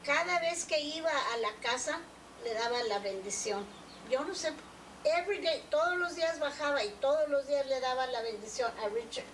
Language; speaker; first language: Spanish; early bilingual, other home language; English